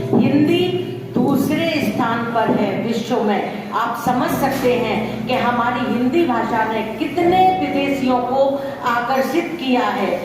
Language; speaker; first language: Hindi; native; Hindi